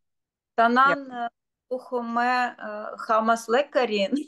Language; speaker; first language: Finnish; non-native, learner; Russian